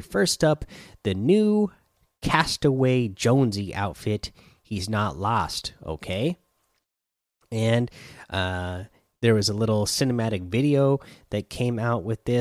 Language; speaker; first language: English; native; English